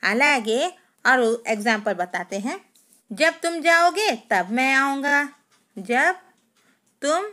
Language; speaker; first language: Hindi; non-native, local second language; Telugu